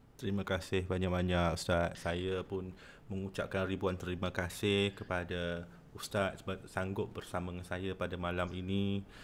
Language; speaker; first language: Malay; non-native, local second language; Chinese